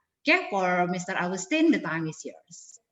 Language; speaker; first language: English; non-native, learner; Indonesian